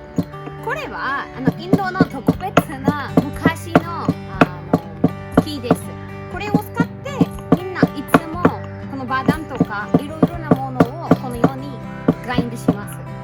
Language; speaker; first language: Japanese; non-native, fluent; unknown